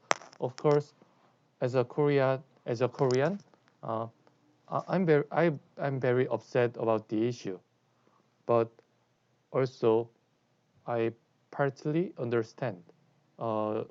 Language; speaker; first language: English; non-native, learner; Korean